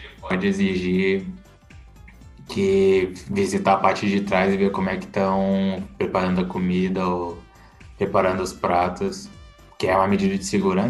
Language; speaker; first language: Portuguese; native; Portuguese